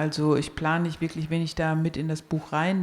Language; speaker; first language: German; native; German